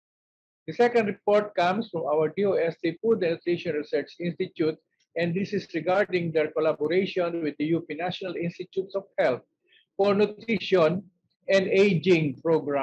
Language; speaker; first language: English; non-native, local second language; Filipino